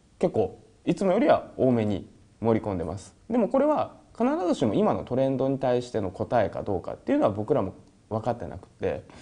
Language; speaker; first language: Japanese; native; Japanese